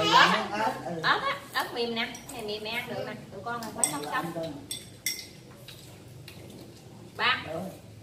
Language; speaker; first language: Vietnamese; native; Vietnamese